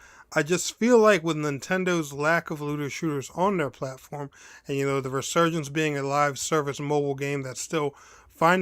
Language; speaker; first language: English; native; English